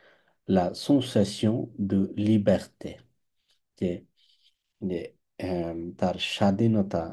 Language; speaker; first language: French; non-native, fluent; Bangla